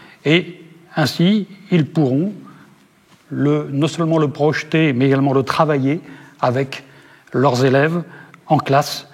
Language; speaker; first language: French; native; French